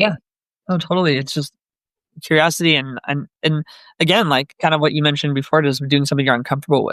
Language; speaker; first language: English; native; English